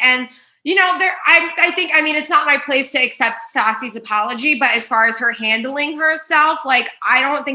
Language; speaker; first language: English; native; English